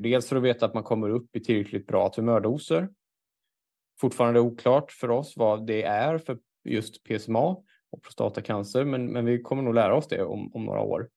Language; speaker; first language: Swedish; native; Swedish